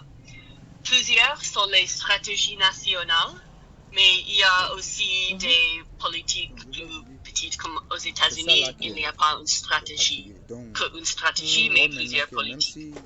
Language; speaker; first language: French; non-native, learner; English